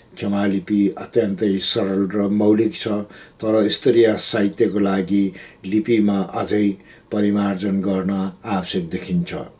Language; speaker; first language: Nepali; non-native, local second language; Gurung